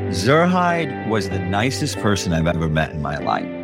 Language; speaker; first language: English; early bilingual, other home language; Spanish